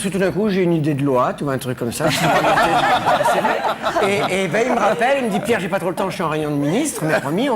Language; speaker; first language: French; native; French